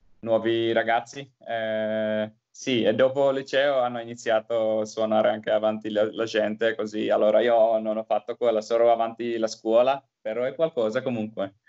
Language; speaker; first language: Italian; non-native, learner; Finnish